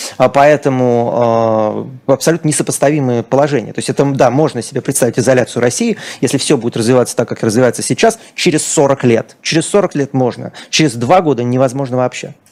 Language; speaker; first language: Russian; native; Russian